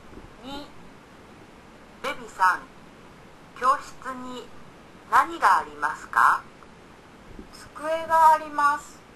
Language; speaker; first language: Japanese; non-native, learner; Indonesian